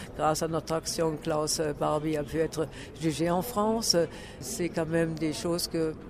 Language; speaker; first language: French; non-native, fluent; German